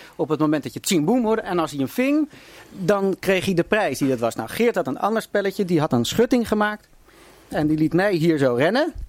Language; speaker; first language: Dutch; native; Dutch